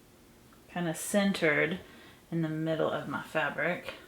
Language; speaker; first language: English; native; English